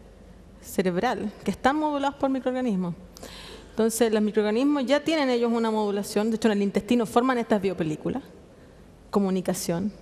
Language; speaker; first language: Spanish; native; Spanish